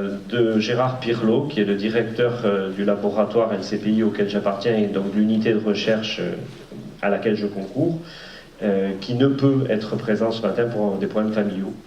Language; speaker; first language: French; native; French